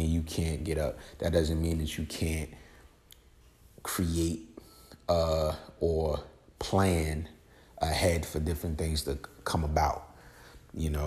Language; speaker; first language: English; native; English